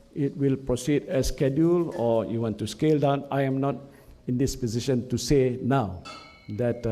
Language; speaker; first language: English; non-native, local second language; Malay